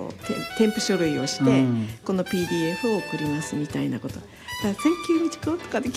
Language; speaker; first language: Japanese; native; Japanese